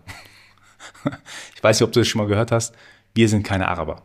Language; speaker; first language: German; early bilingual, other home language; Persian